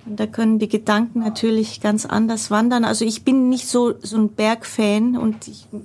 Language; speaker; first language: German; non-native, fluent; Greek